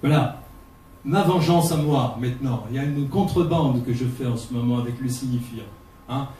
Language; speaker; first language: French; non-native, fluent; Portuguese